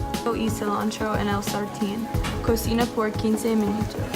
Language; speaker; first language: Spanish; non-native, learner; English